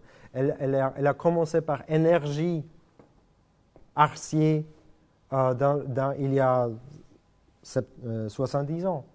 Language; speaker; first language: French; non-native, fluent; Polish